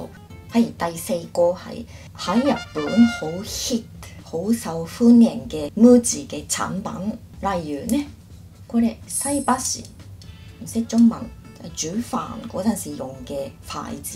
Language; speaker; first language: Cantonese; non-native, fluent; Japanese